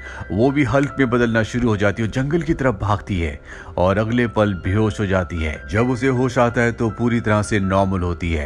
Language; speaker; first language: Hindi; native; Hindi